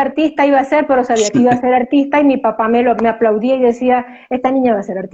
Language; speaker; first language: Spanish; native; Spanish